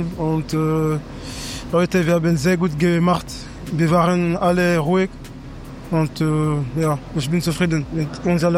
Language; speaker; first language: German; non-native, fluent; French